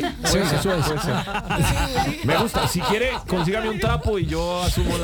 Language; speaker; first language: Spanish; native; Spanish